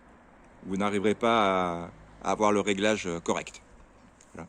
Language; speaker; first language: French; native; French